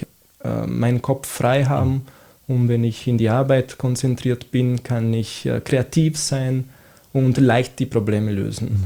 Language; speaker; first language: German; non-native, fluent; Italian